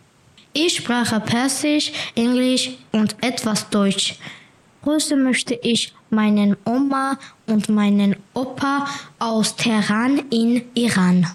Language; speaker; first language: German; non-native, learner; Persian